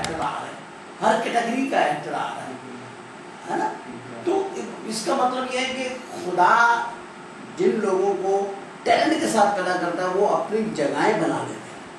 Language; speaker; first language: Urdu; native; Urdu